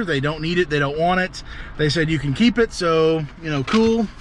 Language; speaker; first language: English; native; English